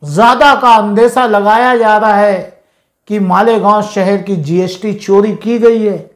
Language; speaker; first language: Hindi; non-native, local second language; Urdu